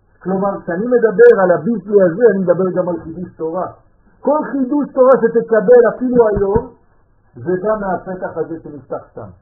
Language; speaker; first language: Hebrew; non-native, fluent; French